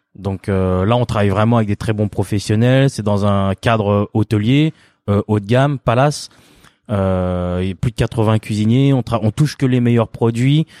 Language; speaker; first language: French; native; French